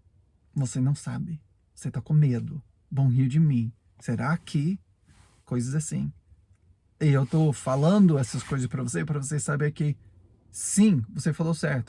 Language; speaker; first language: Portuguese; non-native, fluent; English